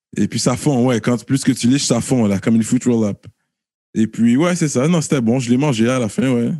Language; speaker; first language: French; early bilingual, other home language; Haitian Creole